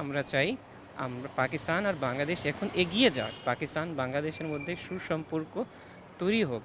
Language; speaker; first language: Bangla; non-native, fluent; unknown